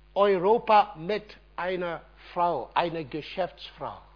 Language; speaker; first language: German; non-native, fluent; English